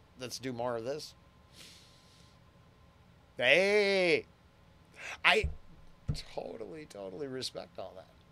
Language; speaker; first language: English; native; English